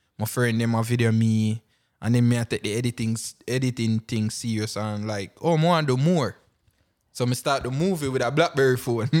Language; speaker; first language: English; non-native, local second language; Jamaican Creole English